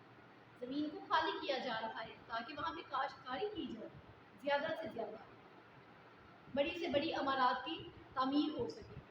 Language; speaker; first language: Urdu; native; Urdu